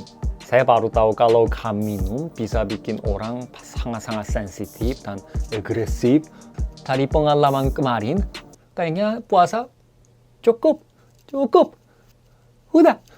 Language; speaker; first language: Indonesian; non-native, fluent; Korean